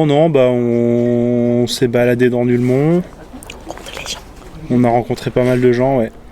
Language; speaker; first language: French; native; French